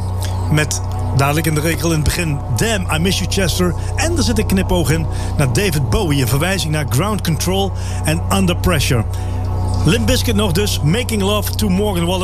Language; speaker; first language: Dutch; native; Dutch